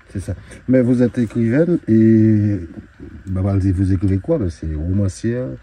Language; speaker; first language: French; non-native, local second language; Haitian Creole